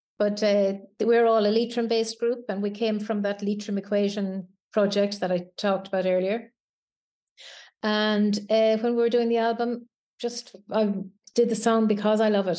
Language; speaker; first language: English; native; English